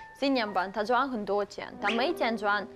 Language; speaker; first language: Chinese; non-native, learner; English